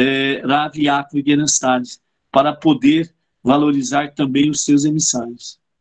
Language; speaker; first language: Portuguese; native; Portuguese